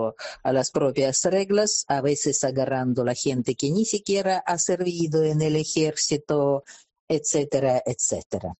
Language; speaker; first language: Spanish; non-native, fluent; Russian